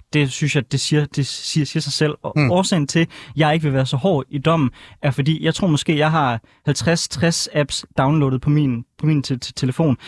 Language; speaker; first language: Danish; native; Danish